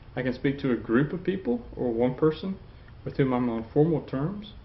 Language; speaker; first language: English; native; English